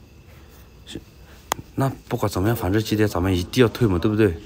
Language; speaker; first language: Chinese; native; Chinese